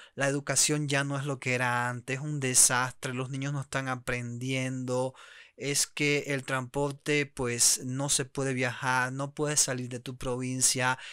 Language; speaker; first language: Spanish; native; Spanish